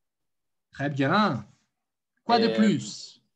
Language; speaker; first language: French; non-native, fluent; Portuguese